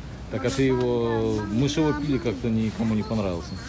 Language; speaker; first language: Russian; native; Russian